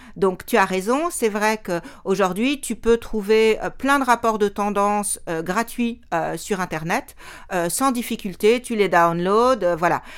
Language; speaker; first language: French; native; French